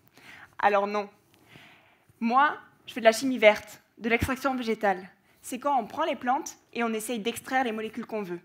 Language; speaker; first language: French; native; French